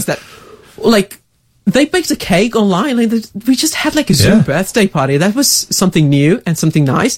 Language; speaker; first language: English; non-native, local second language; Tamil